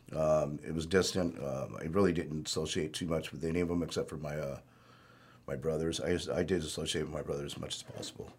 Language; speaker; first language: English; native; English